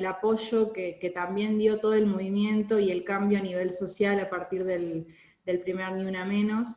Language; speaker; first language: Spanish; native; Spanish